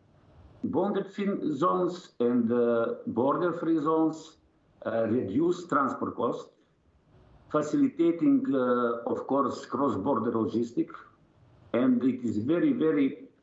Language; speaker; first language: English; non-native, learner; Serbian